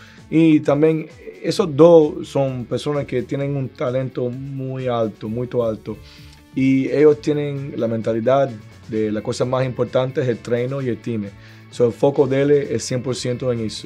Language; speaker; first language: Portuguese; non-native, learner; Spanish